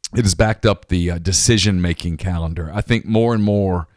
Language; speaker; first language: English; native; English